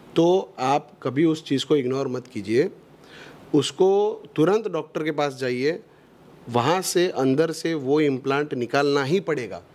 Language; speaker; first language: Hindi; non-native, local second language; Gujarati